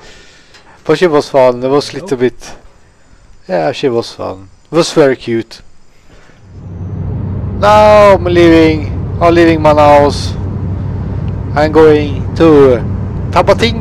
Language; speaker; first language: English; non-native, fluent; Swedish